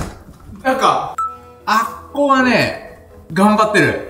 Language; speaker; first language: Japanese; native; Japanese